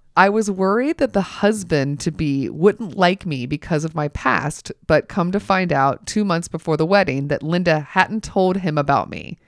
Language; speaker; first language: English; native; English